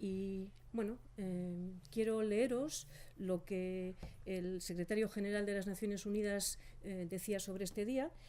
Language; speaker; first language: Spanish; native; Spanish